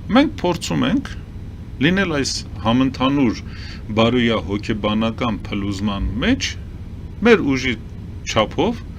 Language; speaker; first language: Armenian; early bilingual, heritage; Armenian